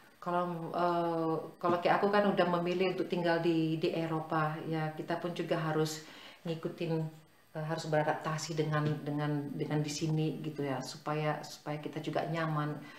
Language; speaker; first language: Indonesian; native; Indonesian